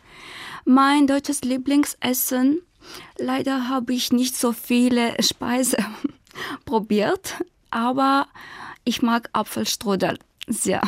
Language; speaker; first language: German; non-native, fluent; Armenian